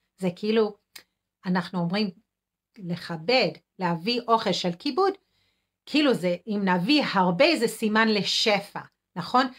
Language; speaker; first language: Hebrew; non-native, fluent; English